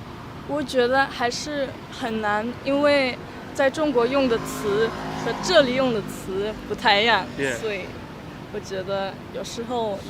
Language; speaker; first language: Chinese; non-native, learner; German